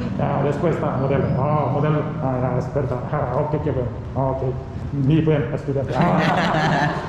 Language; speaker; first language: Spanish; non-native, learner; Korean